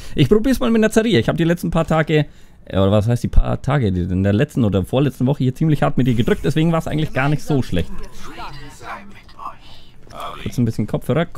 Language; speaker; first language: German; native; German